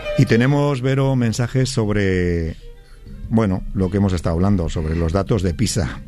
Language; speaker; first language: Spanish; native; Spanish